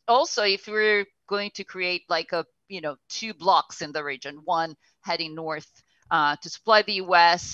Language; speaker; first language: English; non-native, fluent; Portuguese